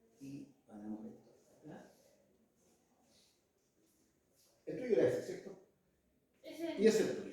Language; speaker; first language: Spanish; native; Spanish